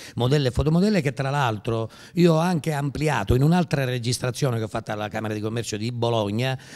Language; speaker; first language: Italian; native; Italian